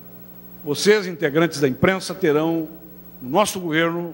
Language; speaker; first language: Portuguese; native; Portuguese